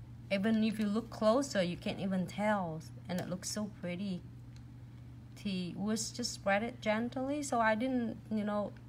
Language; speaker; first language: English; non-native, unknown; Vietnamese